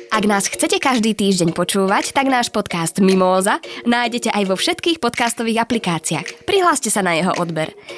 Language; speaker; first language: Slovak; native; Slovak